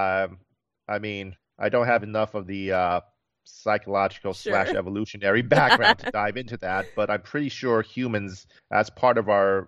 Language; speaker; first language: English; native; English